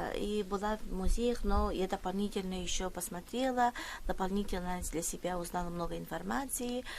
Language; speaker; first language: Russian; non-native, local second language; Yakut